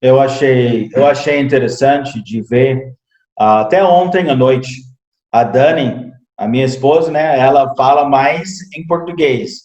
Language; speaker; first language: Portuguese; non-native, fluent; English